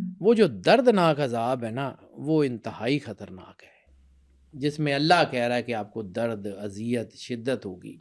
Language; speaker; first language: Urdu; non-native, local second language; Punjabi